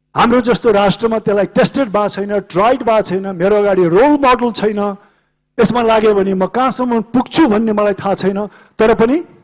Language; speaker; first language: Nepali; native; Nepali